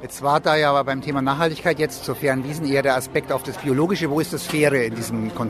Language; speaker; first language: German; native; German